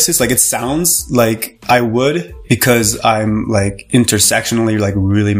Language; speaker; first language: English; native; English